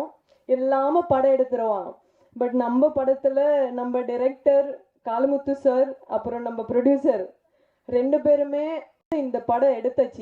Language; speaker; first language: Tamil; non-native, fluent; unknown